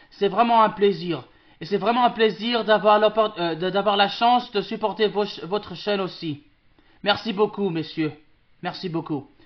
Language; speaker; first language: French; early bilingual, other home language; English